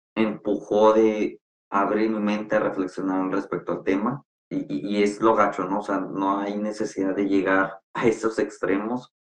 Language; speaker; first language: Spanish; native; Spanish